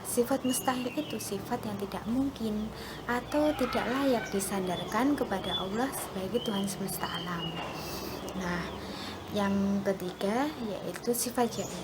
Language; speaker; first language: Indonesian; native; Indonesian